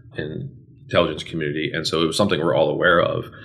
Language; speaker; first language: English; native; English